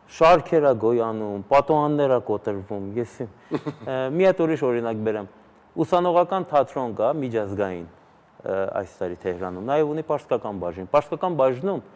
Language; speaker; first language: Armenian; early bilingual, heritage; Armenian